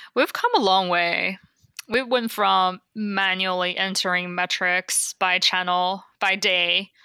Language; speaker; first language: English; non-native, fluent; Chinese